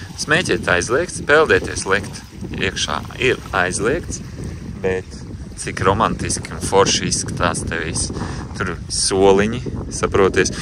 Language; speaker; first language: Latvian; non-native, local second language; Russian